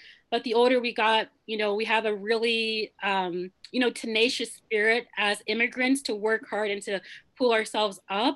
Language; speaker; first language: English; early bilingual, other home language; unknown